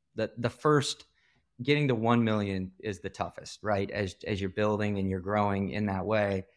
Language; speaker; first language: English; native; English